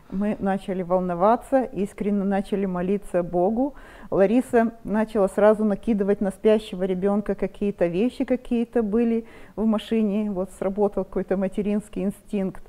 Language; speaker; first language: Russian; non-native, local second language; Romanian